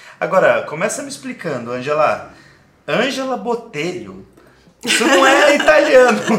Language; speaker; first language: Portuguese; native; Portuguese